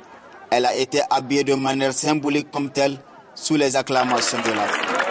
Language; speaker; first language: French; native; French